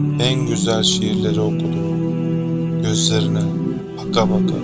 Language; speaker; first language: Turkish; native; Turkish